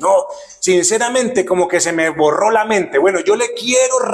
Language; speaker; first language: Spanish; native; Spanish